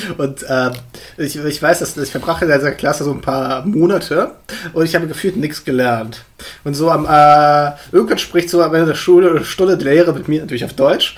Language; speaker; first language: German; early bilingual, other home language; Russian